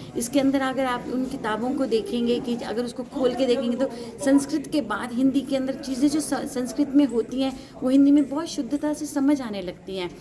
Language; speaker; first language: Hindi; native; Hindi